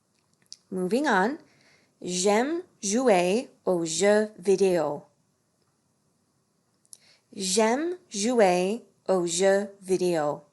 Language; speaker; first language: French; non-native, fluent; English